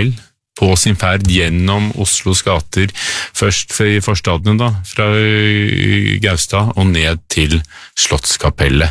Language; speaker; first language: Norwegian; native; Norwegian